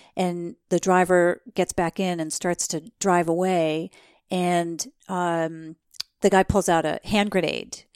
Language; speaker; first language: English; native; English